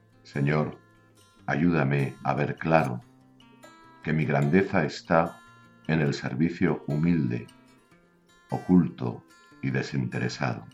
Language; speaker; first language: Spanish; native; Spanish